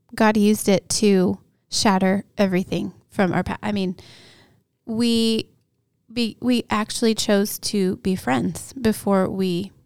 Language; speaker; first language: English; native; English